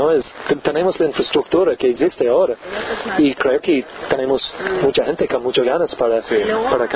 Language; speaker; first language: Spanish; non-native, learner; English